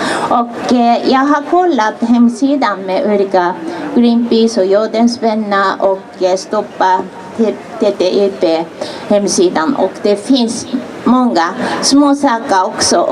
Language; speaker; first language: Swedish; non-native, fluent; Japanese